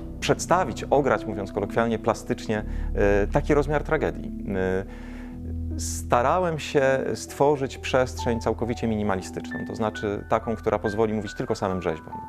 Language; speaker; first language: Polish; native; Polish